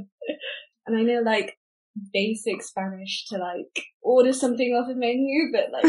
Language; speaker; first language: English; native; English